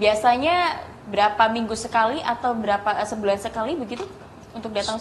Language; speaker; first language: Indonesian; native; Indonesian